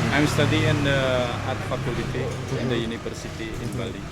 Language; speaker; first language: English; non-native, learner; Indonesian